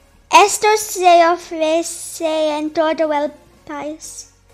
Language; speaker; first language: Spanish; non-native, learner; English